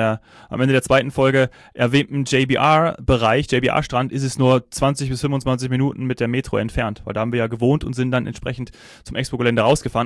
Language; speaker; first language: German; native; German